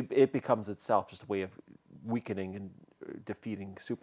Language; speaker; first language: English; native; English